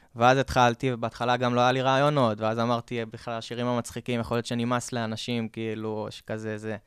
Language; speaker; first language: Hebrew; native; Hebrew